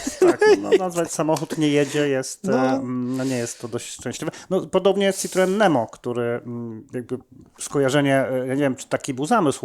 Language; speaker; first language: Polish; native; Polish